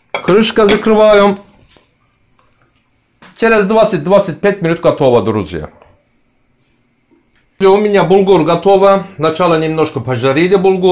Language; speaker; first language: Russian; non-native, learner; Turkish